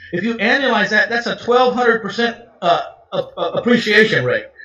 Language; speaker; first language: English; native; English